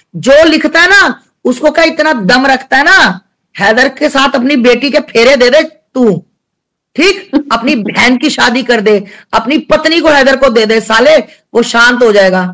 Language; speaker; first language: Hindi; native; Hindi